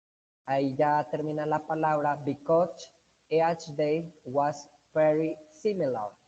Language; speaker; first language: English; non-native, learner; Spanish